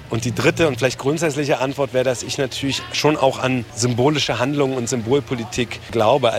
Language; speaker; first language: German; native; German